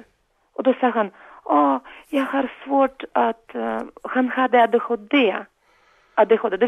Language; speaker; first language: Swedish; non-native, learner; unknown